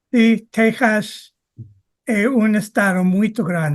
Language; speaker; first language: Portuguese; non-native, learner; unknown